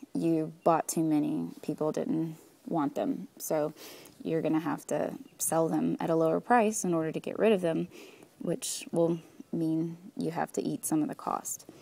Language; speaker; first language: English; native; English